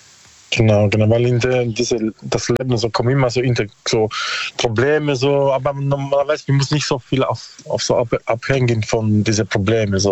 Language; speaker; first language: German; non-native, learner; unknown